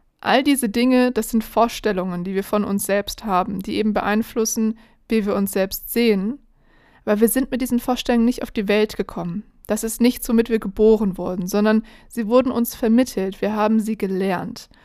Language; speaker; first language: German; native; German